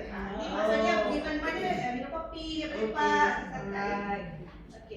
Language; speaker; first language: Malay; native; Malay